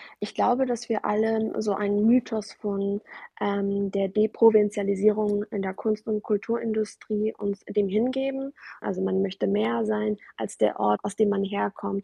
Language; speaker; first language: German; early bilingual, other home language; Persian